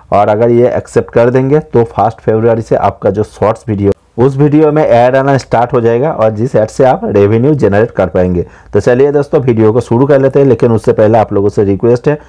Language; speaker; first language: Hindi; non-native, local second language; Bangla